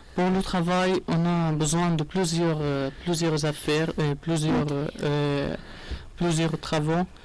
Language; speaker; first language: French; non-native, learner; Arabic